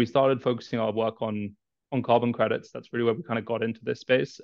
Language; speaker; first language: English; native; English